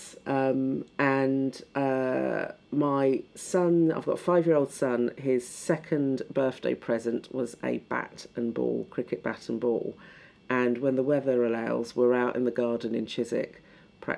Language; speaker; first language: English; native; English